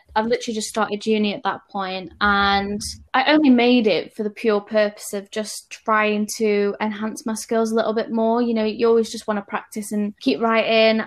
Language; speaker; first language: English; native; English